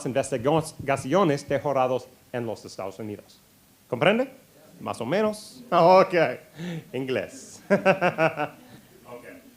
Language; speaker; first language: Spanish; non-native, learner; English